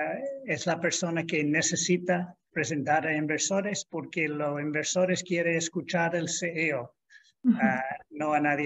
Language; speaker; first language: Spanish; non-native, fluent; English